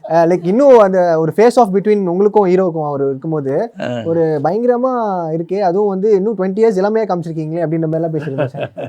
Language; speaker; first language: Tamil; native; Tamil